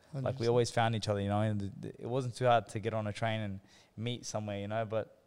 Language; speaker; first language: English; native; English